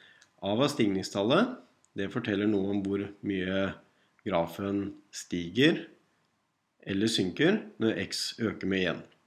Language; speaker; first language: Norwegian; native; Norwegian